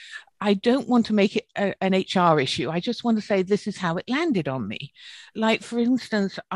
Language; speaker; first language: English; native; English